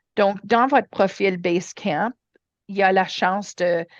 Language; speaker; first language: French; non-native, learner; English